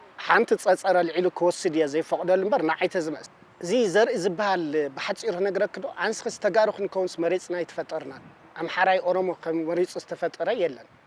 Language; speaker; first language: Tigrinya; native; Tigrinya